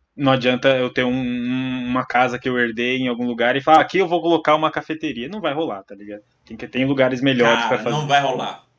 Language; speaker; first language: Portuguese; native; Portuguese